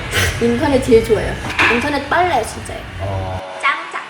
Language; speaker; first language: Korean; non-native, fluent; Indonesian